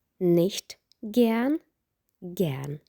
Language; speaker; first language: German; non-native, fluent; Ukrainian